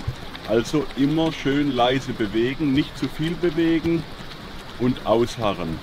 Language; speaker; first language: German; native; German